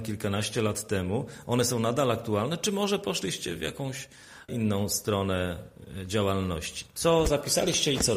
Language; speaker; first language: Polish; native; Polish